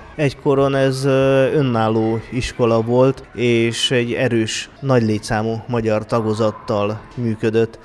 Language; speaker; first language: Hungarian; native; Hungarian